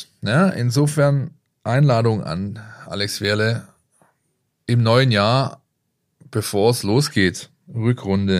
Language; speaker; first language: German; native; German